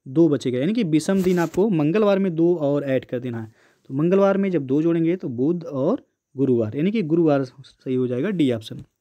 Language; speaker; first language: Hindi; native; Hindi